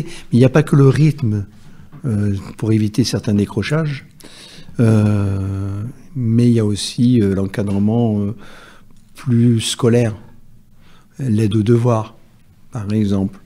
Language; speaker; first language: French; native; French